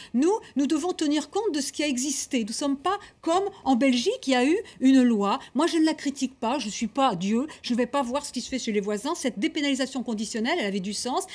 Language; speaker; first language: French; native; French